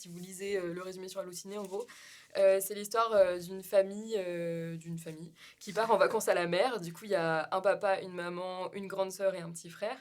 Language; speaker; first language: French; native; French